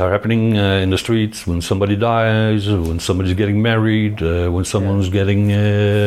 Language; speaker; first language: English; non-native, fluent; Dutch